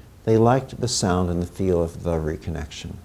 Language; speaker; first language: English; native; English